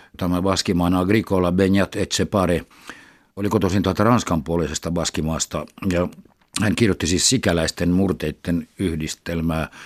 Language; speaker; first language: Finnish; native; Finnish